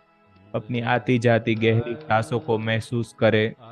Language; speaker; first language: Hindi; native; Hindi